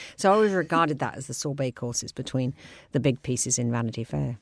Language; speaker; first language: English; native; English